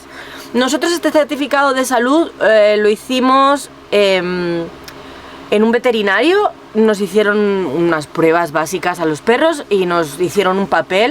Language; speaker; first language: Spanish; native; Spanish